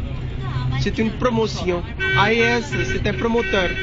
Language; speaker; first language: French; non-native, learner; Hindi